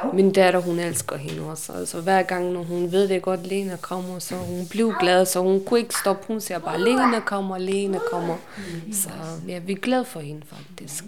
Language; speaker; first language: Danish; non-native, learner; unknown